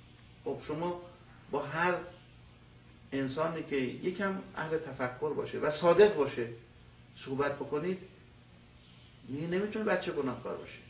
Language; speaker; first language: Persian; native; Persian